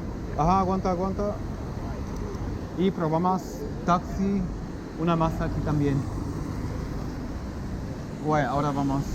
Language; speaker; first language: Spanish; non-native, learner; English